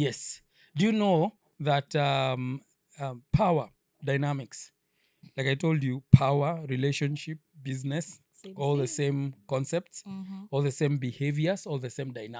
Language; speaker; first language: English; non-native, local second language; Swahili